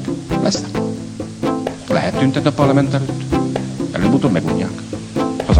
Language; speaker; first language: Hungarian; native; Hungarian